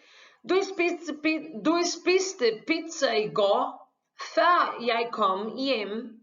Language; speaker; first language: Danish; non-native, fluent; Portuguese